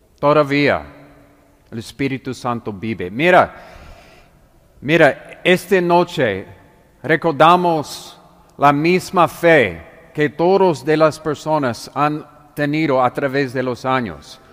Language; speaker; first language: Spanish; non-native, fluent; English